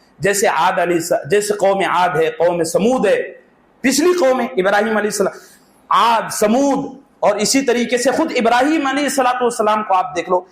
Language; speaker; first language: Urdu; native; Urdu